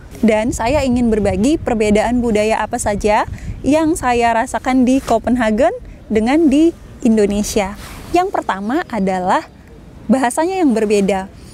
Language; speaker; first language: Indonesian; native; Indonesian